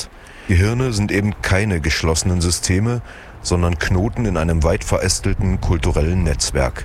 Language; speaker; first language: German; native; German